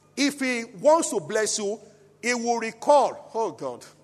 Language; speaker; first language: English; non-native, local second language; Yoruba